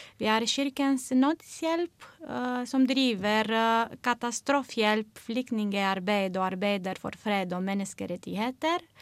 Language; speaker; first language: Norwegian; non-native, fluent; Romanian